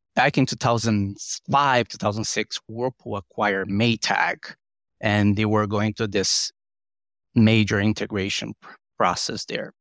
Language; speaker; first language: English; non-native, fluent; Portuguese